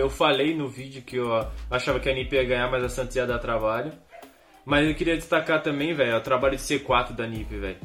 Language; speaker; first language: Portuguese; native; Portuguese